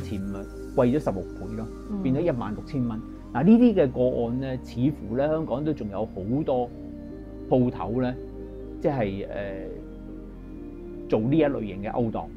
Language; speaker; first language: Cantonese; native; Cantonese